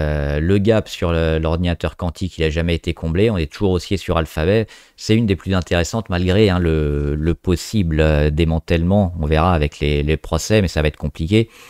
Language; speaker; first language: French; native; French